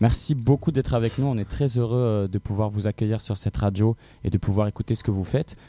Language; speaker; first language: French; native; French